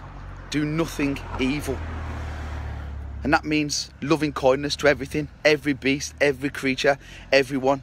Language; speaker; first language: English; native; English